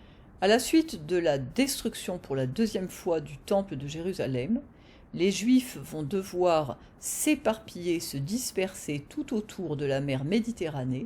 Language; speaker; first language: French; native; French